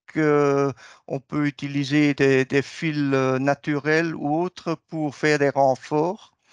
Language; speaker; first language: French; native; French